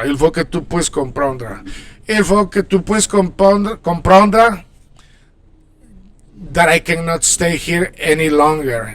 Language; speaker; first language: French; non-native, fluent; Spanish